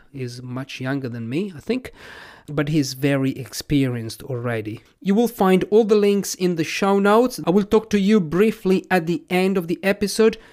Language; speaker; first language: English; non-native, fluent; Italian